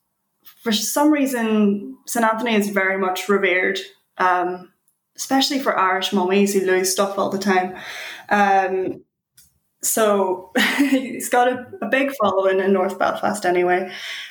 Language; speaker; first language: English; native; English